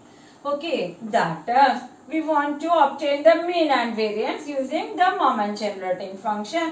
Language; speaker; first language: English; non-native, local second language; Malayalam